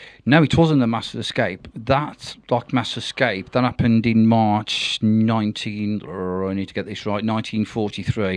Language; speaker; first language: English; native; English